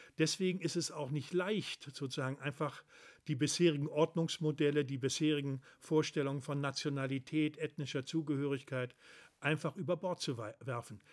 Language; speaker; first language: German; native; German